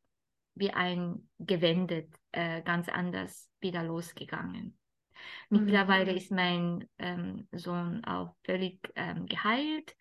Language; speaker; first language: German; non-native, fluent; Japanese